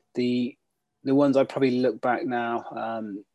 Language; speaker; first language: English; native; English